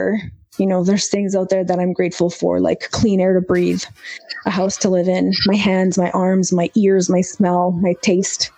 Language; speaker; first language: English; native; English